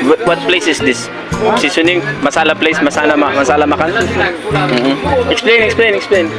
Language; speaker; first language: English; non-native, learner; Filipino